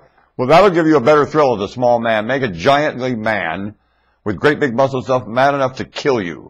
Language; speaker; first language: English; native; English